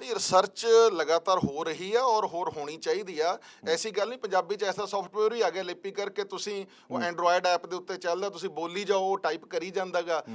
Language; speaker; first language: Punjabi; native; Punjabi